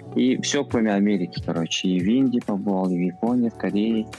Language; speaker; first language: Russian; non-native, local second language; Kazakh